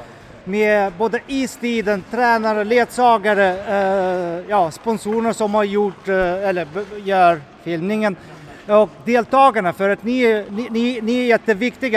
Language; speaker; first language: Swedish; non-native, fluent; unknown